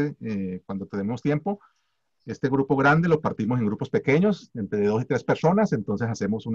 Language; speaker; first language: Spanish; native; Spanish